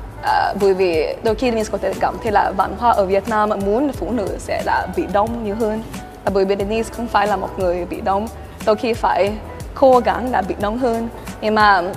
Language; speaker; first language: Vietnamese; early bilingual, heritage; Swedish